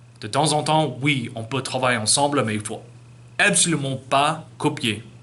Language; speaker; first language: French; non-native, fluent; English